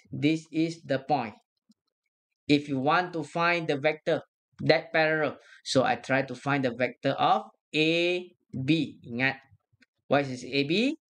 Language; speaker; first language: English; non-native, local second language; Malay